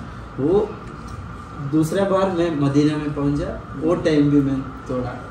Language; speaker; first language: Hindi; non-native, local second language; Malayalam